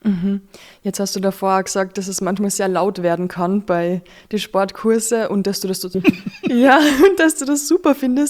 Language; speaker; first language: German; native; German